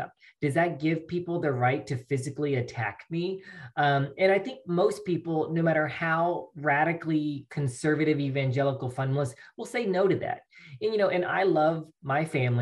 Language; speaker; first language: English; native; English